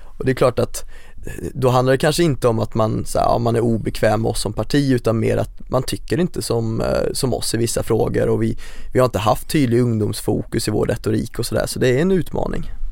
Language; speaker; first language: Swedish; native; Swedish